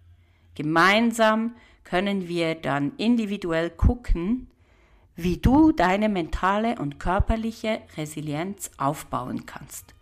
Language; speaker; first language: German; native; German